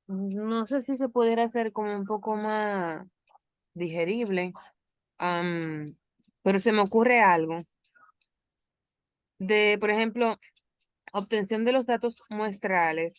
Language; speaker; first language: Spanish; native; Spanish